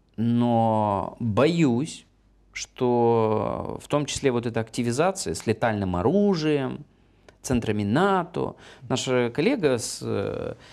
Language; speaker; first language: Russian; native; Russian